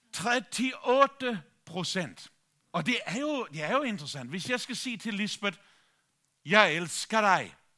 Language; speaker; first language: Danish; native; Danish